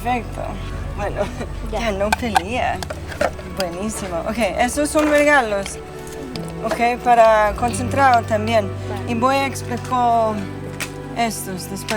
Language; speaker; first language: Spanish; non-native, learner; English